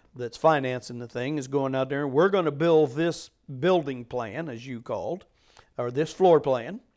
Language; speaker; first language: English; native; English